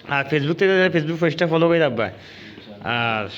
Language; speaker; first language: Bangla; non-native, local second language; Sylheti